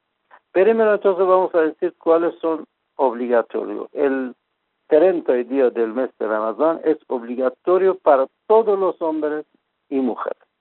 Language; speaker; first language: Spanish; non-native, fluent; Persian